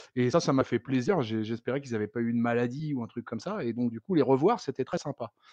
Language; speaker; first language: French; native; French